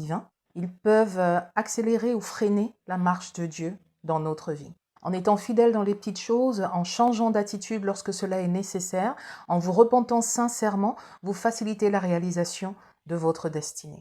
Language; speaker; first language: French; native; French